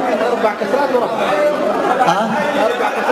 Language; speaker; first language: Arabic; native; Arabic